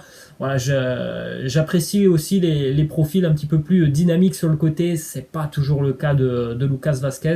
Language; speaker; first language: French; native; French